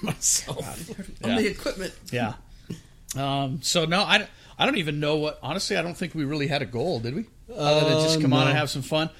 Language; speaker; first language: English; native; English